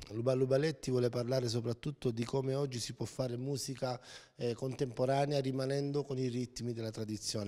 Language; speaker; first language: Italian; native; Italian